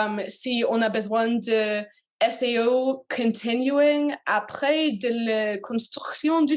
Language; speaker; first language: French; non-native, learner; English